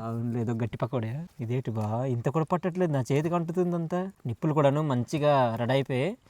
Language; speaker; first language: Telugu; native; Telugu